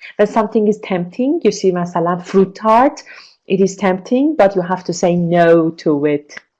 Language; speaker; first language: English; non-native, fluent; Persian